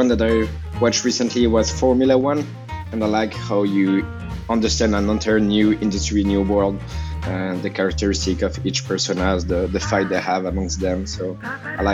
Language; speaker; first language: English; non-native, fluent; French